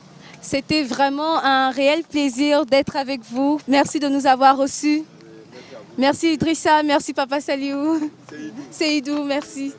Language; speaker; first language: French; non-native, local second language; Bambara